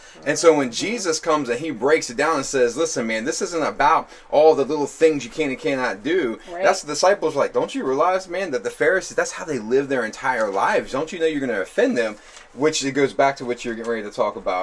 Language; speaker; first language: English; native; English